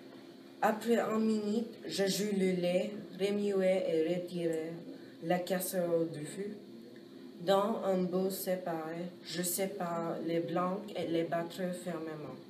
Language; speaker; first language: French; non-native, learner; English